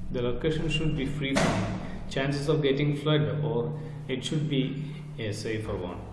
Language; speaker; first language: English; non-native, local second language; Malayalam